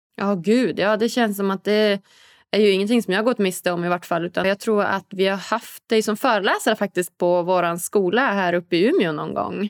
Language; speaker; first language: Swedish; native; Swedish